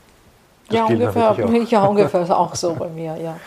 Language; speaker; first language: German; non-native, fluent; Serbian